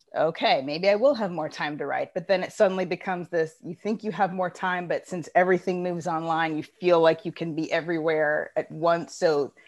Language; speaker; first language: English; early bilingual, other home language; Ganda